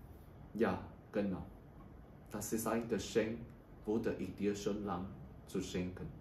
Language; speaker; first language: German; non-native, learner; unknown